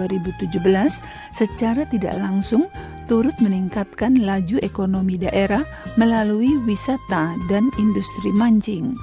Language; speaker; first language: Indonesian; native; Indonesian